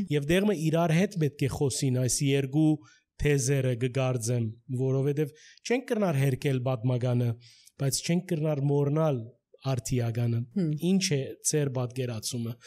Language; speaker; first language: Armenian; early bilingual, heritage; Armenian